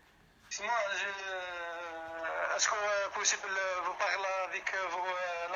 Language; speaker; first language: French; non-native, local second language; Arabic